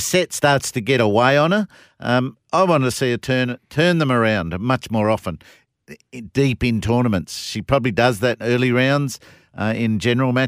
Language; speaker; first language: English; native; English